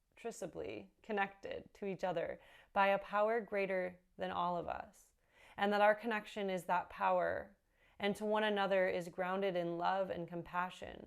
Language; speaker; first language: English; native; English